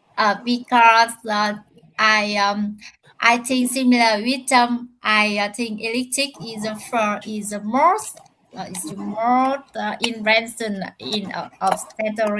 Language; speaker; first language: English; non-native, learner; Vietnamese